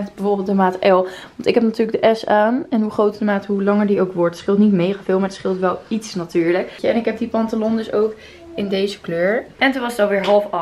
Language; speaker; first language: Dutch; native; Dutch